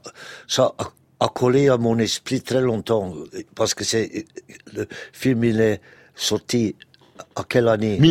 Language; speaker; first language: French; non-native, local second language; Dutch